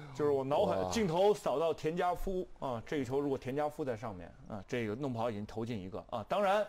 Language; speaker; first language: Chinese; native; Chinese